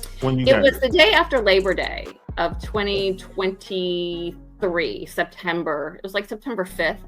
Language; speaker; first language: English; native; English